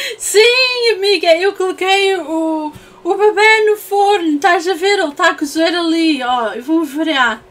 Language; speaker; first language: Portuguese; early bilingual, heritage; English